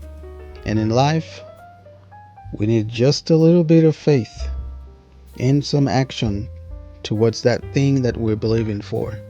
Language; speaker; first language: English; native; English